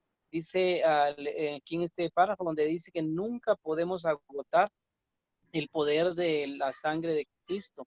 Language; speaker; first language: Spanish; native; Spanish